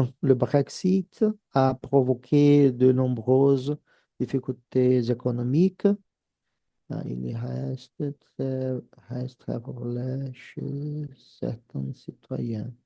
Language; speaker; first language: French; non-native, fluent; Portuguese